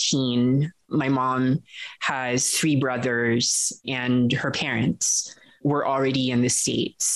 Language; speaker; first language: English; non-native, local second language; Filipino